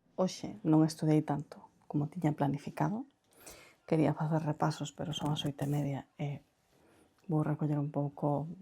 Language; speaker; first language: Galician; non-native, local second language; Spanish